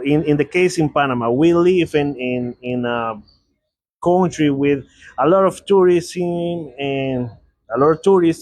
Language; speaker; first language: English; non-native, learner; Spanish